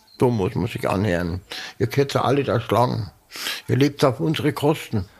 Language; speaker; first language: German; native; German